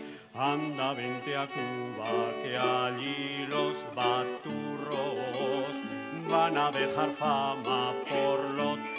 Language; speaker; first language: Spanish; native; Spanish